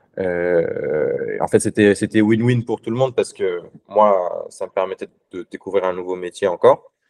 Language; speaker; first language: French; non-native, local second language; Arabic